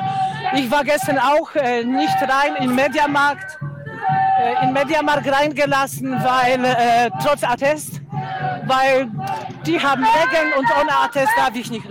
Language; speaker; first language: German; non-native, fluent; Polish